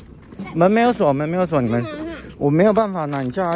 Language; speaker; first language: Chinese; native; Chinese